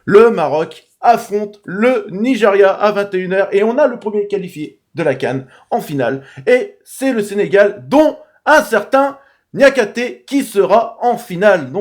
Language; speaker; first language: French; native; French